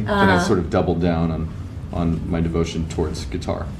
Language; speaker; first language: English; native; English